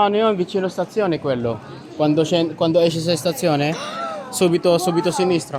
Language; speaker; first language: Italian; non-native, learner; Filipino